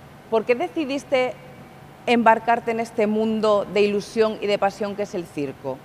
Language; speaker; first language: Spanish; native; Spanish